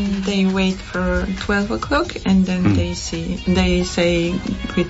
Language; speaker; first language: English; non-native, fluent; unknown